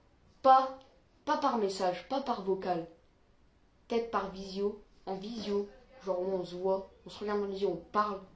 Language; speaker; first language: French; native; French